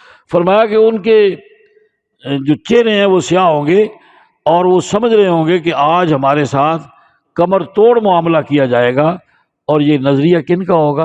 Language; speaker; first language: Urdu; non-native, local second language; Punjabi